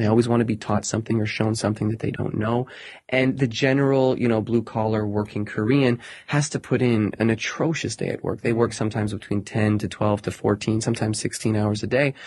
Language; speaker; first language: English; native; English